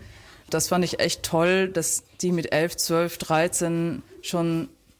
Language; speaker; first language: German; native; German